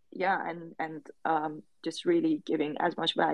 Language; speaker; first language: English; non-native, fluent; Persian